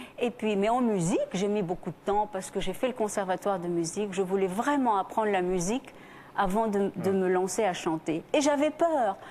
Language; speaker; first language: French; non-native, fluent; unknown